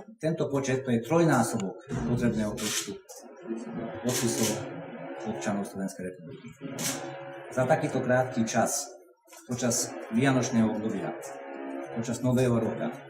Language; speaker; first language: Slovak; non-native, local second language; Hungarian